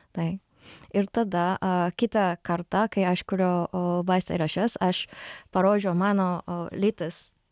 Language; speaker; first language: Lithuanian; non-native, learner; Japanese